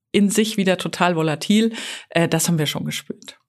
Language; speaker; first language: German; native; German